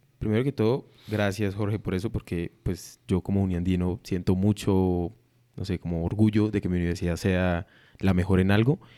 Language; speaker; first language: Spanish; native; Spanish